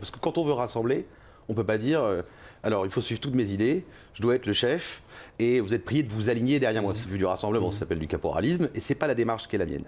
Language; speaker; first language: French; native; French